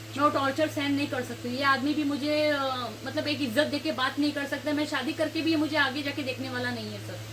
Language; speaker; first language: Hindi; non-native, local second language; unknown